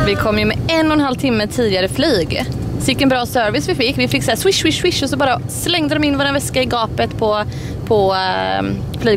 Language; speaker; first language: Swedish; native; Swedish